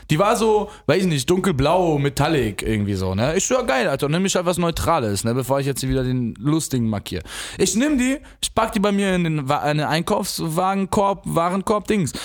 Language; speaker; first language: German; native; German